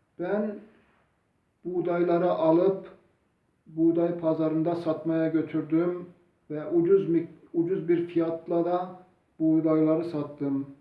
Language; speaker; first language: Turkish; non-native, local second language; Zaza